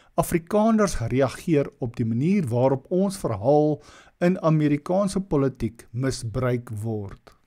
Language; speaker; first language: Afrikaans; non-native, local second language; English